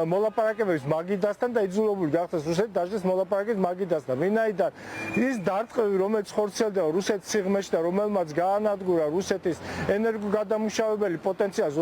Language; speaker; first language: Georgian; native; Georgian